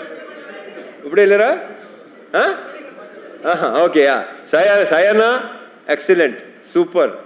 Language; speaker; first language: Telugu; native; Telugu